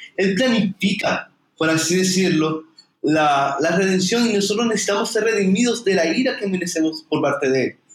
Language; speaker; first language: Spanish; native; Spanish